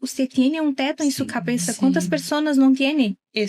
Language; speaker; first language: Spanish; non-native, learner; Portuguese